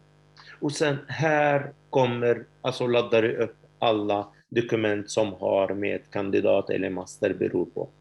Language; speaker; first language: Swedish; non-native, fluent; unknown